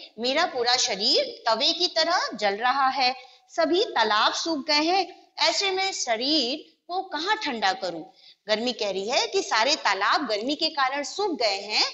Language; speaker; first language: Hindi; non-native, local second language; Gujarati